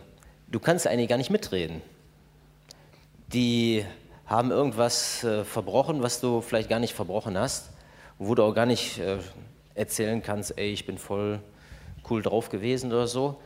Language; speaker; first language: German; native; German